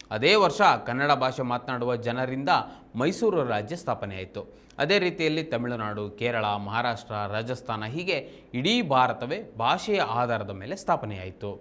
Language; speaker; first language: Kannada; native; Kannada